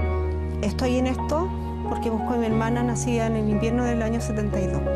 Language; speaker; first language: Spanish; native; Spanish